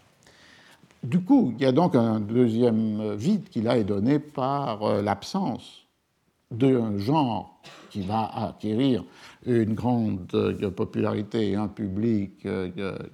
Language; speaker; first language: French; native; French